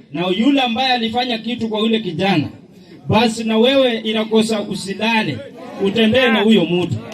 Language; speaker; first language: Swahili; non-native, local second language; Luyia